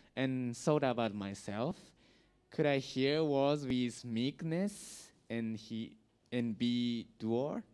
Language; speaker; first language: English; non-native, learner; Japanese